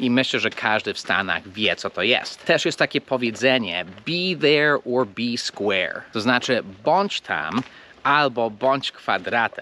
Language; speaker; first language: Polish; non-native, fluent; English